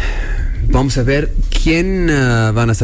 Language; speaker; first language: Spanish; non-native, learner; Arabic